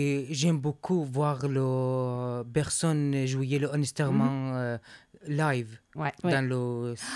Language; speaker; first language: French; non-native, learner; Arabic